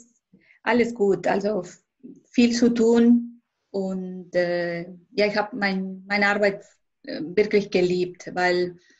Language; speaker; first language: German; non-native, fluent; Spanish